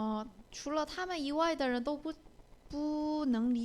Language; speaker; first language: Chinese; non-native, learner; Korean